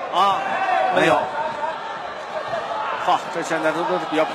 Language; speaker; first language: Chinese; native; Chinese